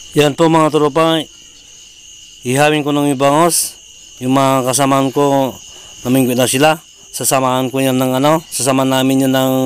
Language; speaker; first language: Filipino; non-native, local second language; Pangasinan